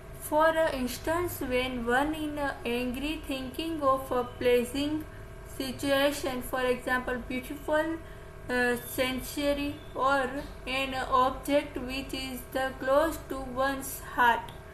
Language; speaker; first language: English; non-native, local second language; Gujarati